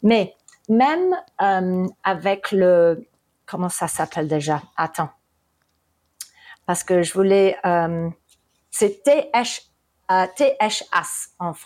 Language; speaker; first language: French; early bilingual, heritage; English